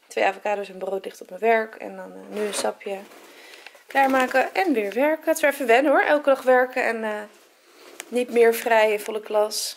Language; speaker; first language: Dutch; native; Dutch